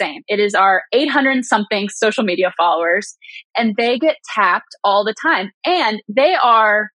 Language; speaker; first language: English; native; English